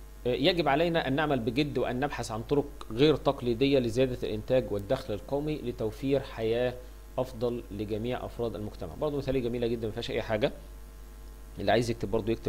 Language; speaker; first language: Arabic; native; Arabic